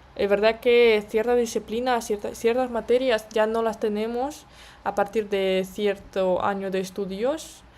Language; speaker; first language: Spanish; non-native, fluent; Russian